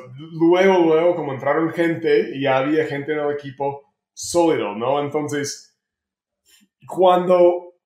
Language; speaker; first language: Spanish; non-native, fluent; English